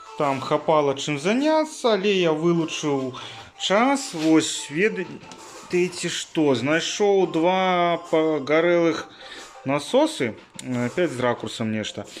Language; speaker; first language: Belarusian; native; Belarusian